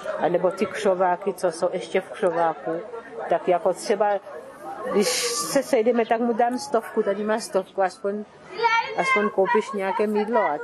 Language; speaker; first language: Czech; early bilingual, other home language; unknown